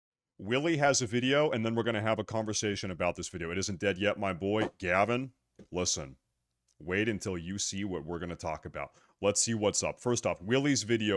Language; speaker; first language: English; native; English